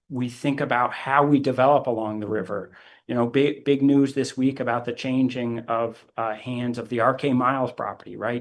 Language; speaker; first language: English; native; English